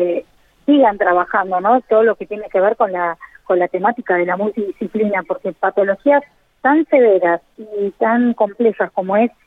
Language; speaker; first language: Spanish; native; Spanish